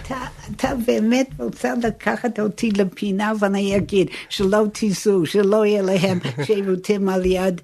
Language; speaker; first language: Hebrew; non-native, fluent; English